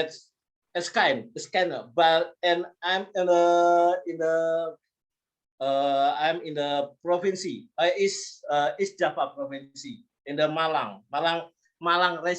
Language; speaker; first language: English; non-native, learner; Indonesian